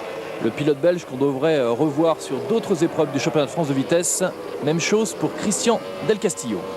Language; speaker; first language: French; native; French